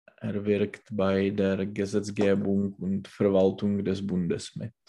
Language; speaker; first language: German; non-native, learner; Czech